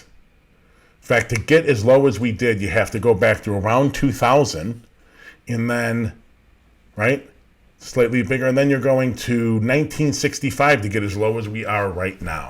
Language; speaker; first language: English; native; English